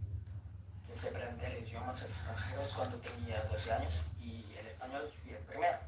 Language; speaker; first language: Spanish; non-native, learner; Filipino